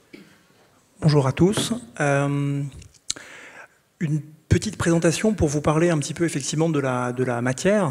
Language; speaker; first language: French; native; French